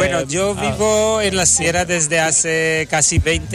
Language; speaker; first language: Spanish; non-native, fluent; Hebrew